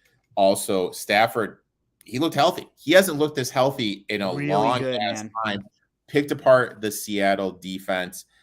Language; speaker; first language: English; native; English